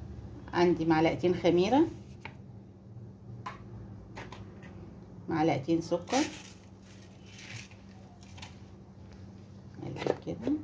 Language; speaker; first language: Arabic; native; Arabic